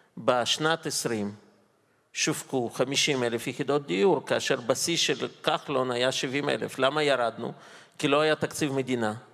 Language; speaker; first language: Hebrew; non-native, fluent; Russian